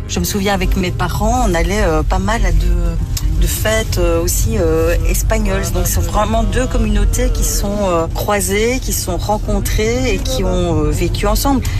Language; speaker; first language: French; native; French